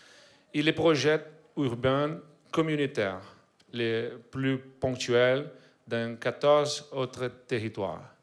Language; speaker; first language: French; non-native, learner; Portuguese